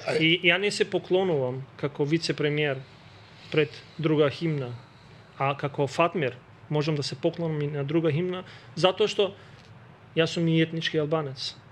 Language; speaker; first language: Macedonian; non-native, local second language; Albanian